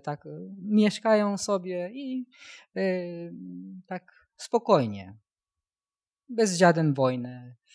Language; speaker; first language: Polish; non-native, learner; Japanese